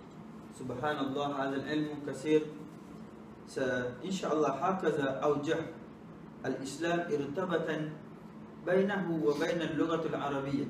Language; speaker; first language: Arabic; non-native, learner; Malay